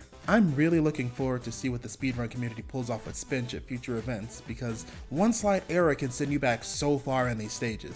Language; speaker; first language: English; native; English